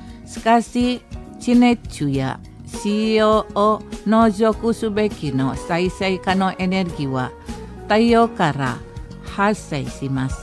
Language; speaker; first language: Japanese; non-native, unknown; Indonesian